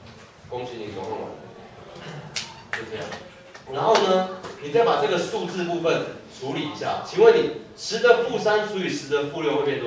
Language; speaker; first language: Chinese; native; Chinese